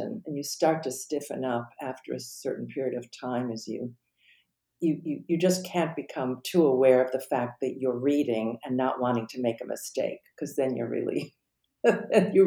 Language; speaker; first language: English; native; English